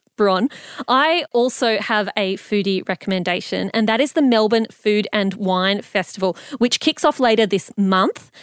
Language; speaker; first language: English; early bilingual, other home language; Hindi